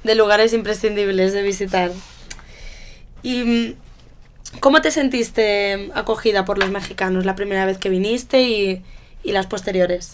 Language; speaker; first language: Spanish; native; Spanish